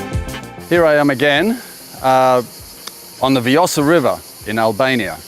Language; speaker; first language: English; native; English